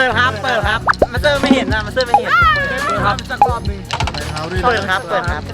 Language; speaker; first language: Thai; native; Thai